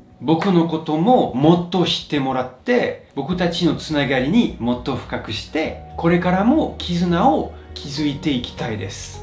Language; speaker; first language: Japanese; non-native, fluent; French